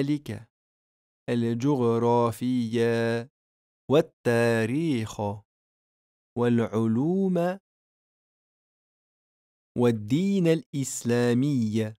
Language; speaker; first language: Arabic; non-native, fluent; French